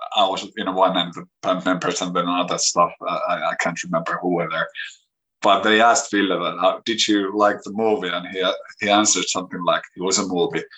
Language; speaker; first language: English; non-native, fluent; Finnish